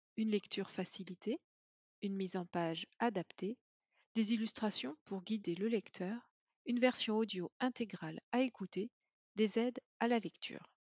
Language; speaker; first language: French; native; French